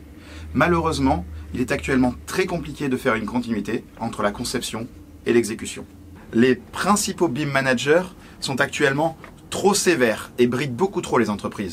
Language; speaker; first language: French; native; French